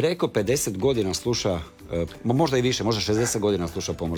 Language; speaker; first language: Croatian; native; Croatian